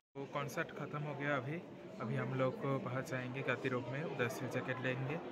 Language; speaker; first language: Hindi; non-native, local second language; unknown